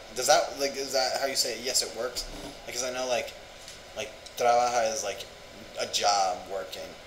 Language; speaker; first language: English; native; English